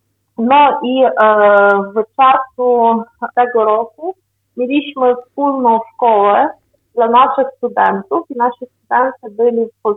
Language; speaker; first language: Polish; non-native, fluent; Ukrainian